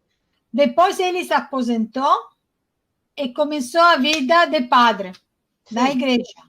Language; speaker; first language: Portuguese; non-native, fluent; Italian